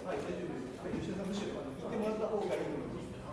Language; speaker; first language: Japanese; native; Japanese